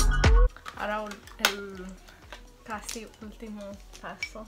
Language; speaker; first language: Spanish; early bilingual, heritage; Spanish